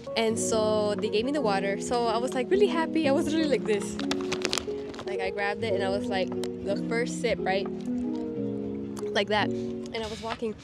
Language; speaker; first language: English; early bilingual, other home language; Spanish